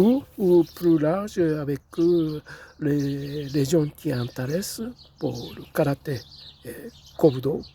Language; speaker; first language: French; non-native, fluent; Japanese